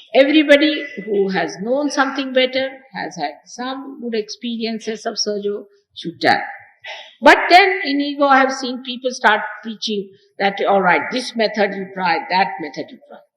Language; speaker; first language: English; non-native, local second language; Marathi